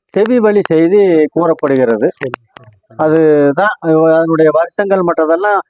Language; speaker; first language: Tamil; non-native, local second language; Telugu